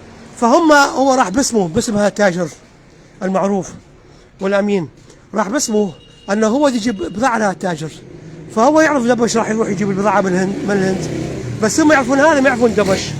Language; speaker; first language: Arabic; native; Arabic